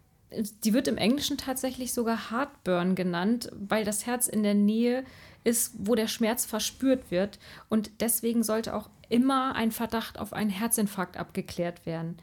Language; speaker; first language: German; native; German